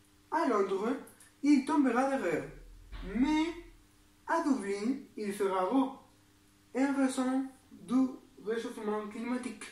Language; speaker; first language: French; non-native, learner; Spanish